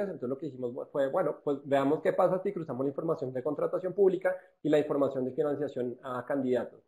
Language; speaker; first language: Spanish; native; Spanish